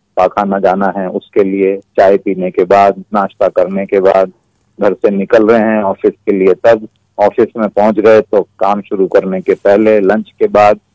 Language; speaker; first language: Hindi; native; Hindi